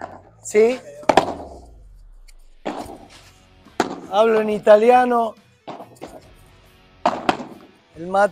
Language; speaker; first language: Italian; non-native, learner; Spanish